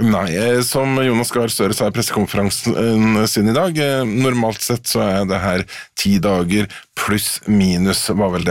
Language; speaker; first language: Norwegian; native; Norwegian